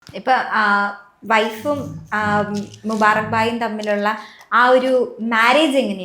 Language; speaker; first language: Malayalam; native; Malayalam